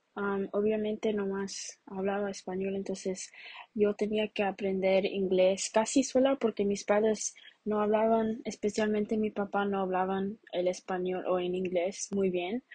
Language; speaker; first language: Spanish; early bilingual, heritage; Spanish